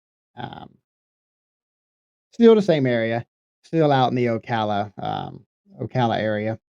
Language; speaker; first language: English; native; English